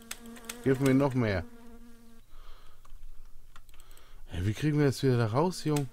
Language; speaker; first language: German; native; German